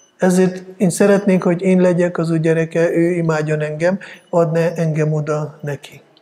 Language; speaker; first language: Hungarian; non-native, fluent; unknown